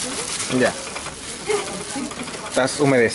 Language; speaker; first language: Spanish; native; Spanish